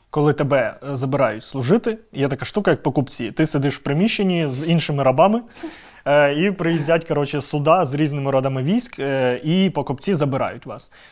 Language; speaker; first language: Ukrainian; native; Ukrainian